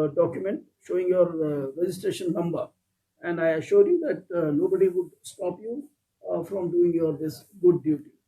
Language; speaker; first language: English; non-native, local second language; Kannada